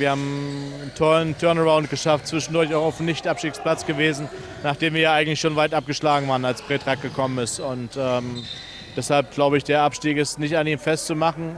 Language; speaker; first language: German; native; German